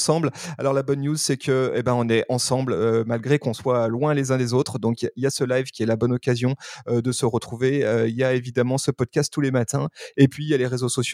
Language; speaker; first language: French; native; French